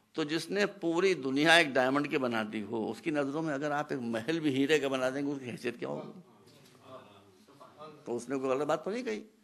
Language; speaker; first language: Hindi; native; Hindi